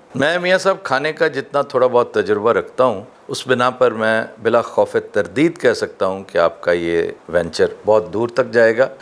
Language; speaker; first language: Urdu; non-native, local second language; Punjabi